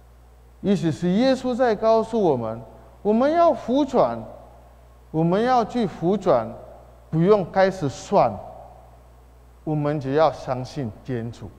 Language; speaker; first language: Chinese; non-native, fluent; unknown